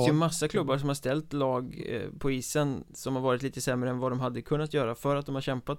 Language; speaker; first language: Swedish; native; Swedish